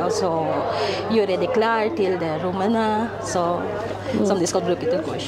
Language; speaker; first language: Norwegian; non-native, fluent; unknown